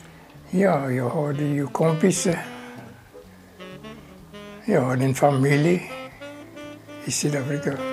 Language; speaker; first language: Swedish; non-native, fluent; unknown